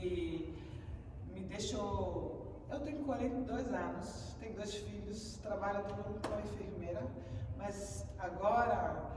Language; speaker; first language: Portuguese; non-native, learner; Swedish